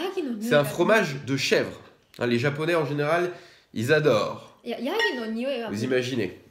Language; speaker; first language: French; native; French